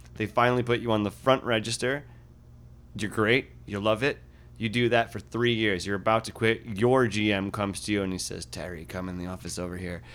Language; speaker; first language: English; native; English